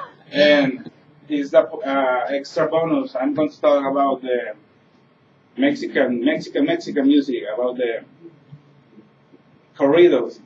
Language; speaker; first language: English; non-native, learner; Spanish